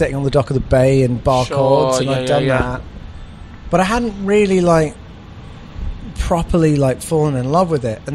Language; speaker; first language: English; native; English